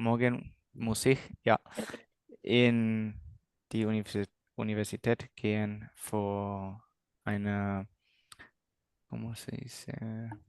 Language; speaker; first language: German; non-native, learner; Spanish